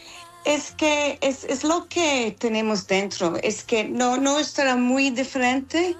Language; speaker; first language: Spanish; non-native, learner; English